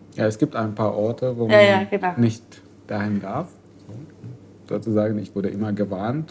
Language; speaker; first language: German; non-native, fluent; Arabic